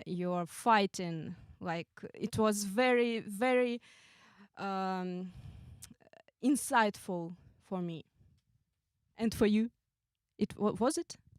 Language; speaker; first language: English; non-native, fluent; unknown